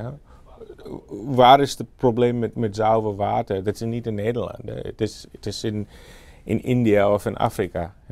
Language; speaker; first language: Dutch; non-native, fluent; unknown